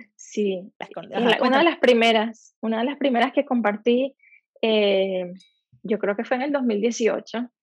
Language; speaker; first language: Spanish; native; Spanish